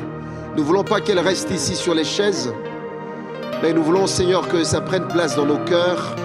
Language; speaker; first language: French; native; French